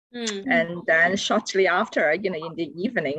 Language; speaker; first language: English; non-native, local second language; Cantonese